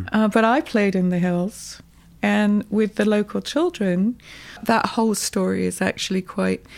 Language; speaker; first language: English; native; English